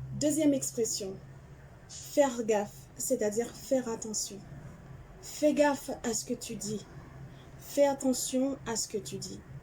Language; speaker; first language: French; non-native, local second language; Haitian Creole